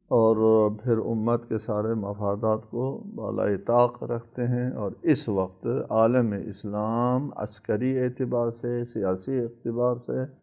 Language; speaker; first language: Urdu; non-native, local second language; Balti